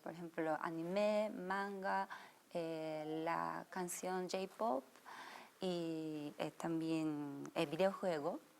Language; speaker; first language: Spanish; non-native, fluent; Japanese